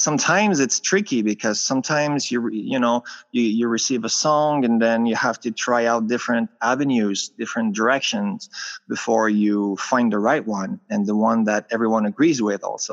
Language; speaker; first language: English; non-native, fluent; French